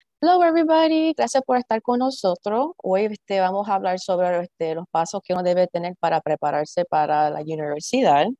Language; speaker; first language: Spanish; early bilingual, heritage; Spanish